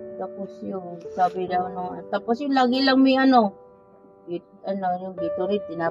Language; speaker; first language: Filipino; non-native, local second language; Bikol